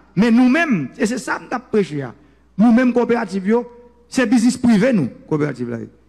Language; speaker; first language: French; non-native, local second language; Haitian Creole